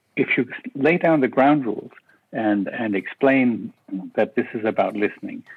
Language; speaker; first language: English; non-native, fluent; Danish